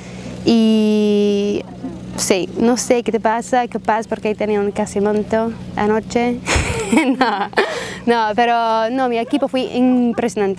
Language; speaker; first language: Spanish; non-native, learner; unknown